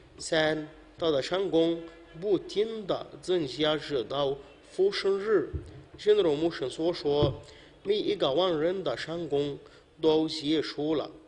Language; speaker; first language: Chinese; non-native, learner; Arabic